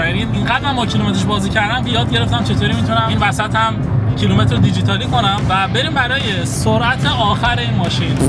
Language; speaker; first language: Persian; native; Persian